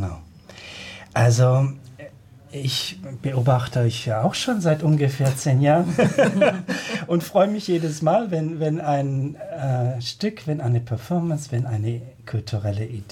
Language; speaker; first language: German; native; German